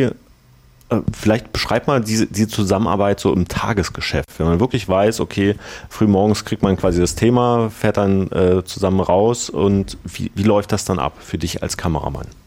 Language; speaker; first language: German; native; German